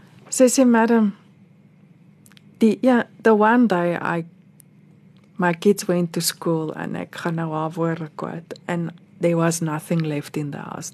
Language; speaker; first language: English; non-native, local second language; Afrikaans